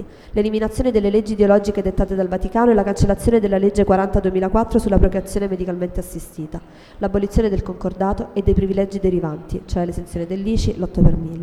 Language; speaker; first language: Italian; native; Italian